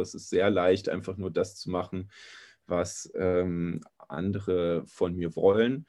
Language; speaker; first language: German; native; German